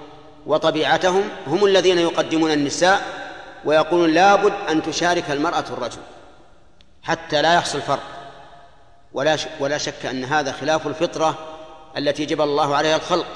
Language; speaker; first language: Arabic; native; Arabic